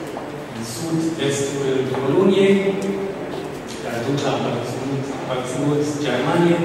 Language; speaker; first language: Romanian; non-native, fluent; German